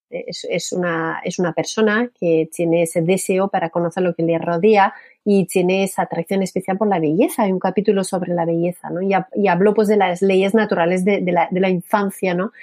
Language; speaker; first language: Spanish; non-native, fluent; French